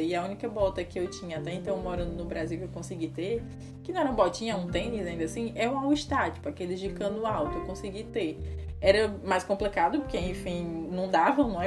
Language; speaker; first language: Portuguese; native; Portuguese